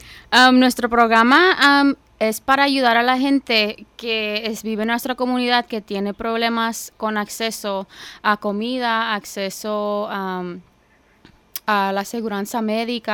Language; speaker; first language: Spanish; early bilingual, heritage; Spanish